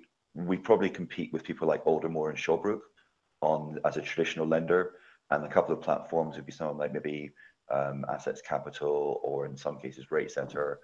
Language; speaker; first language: English; native; English